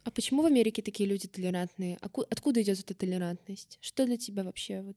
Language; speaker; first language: Russian; native; Russian